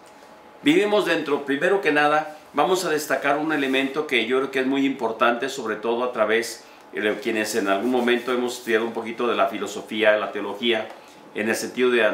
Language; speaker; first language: Spanish; native; Spanish